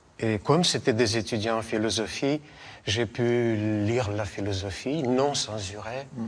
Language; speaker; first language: French; non-native, fluent; Russian